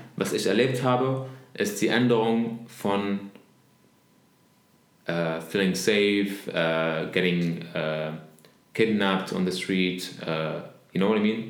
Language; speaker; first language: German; non-native, learner; Arabic